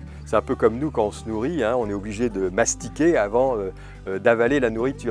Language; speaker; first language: French; native; French